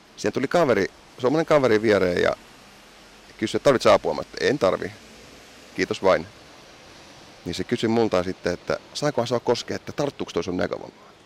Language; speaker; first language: Finnish; early bilingual, heritage; Finnish